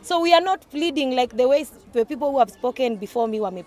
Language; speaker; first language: English; non-native, local second language; Swahili